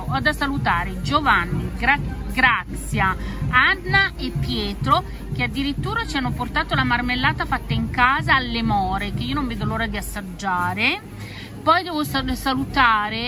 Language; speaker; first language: Italian; native; Italian